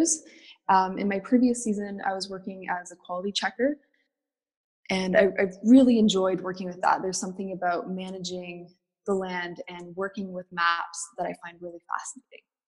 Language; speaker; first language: English; native; English